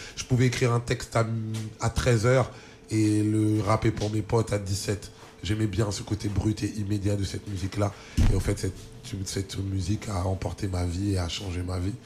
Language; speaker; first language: French; early bilingual, other home language; Lingala